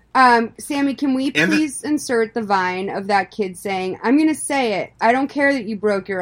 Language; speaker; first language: English; native; English